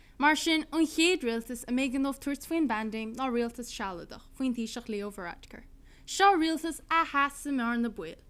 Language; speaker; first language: Irish; native; Irish